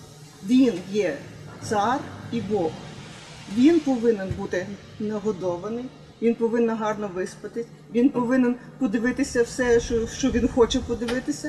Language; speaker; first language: Ukrainian; native; Ukrainian